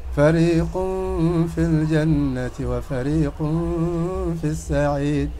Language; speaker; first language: Arabic; non-native, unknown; Ganda